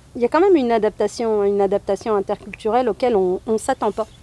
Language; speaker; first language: French; native; French